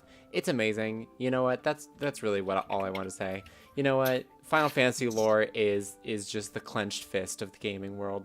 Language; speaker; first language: English; native; English